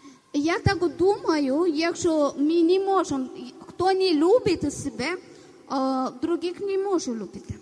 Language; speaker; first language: Ukrainian; non-native, learner; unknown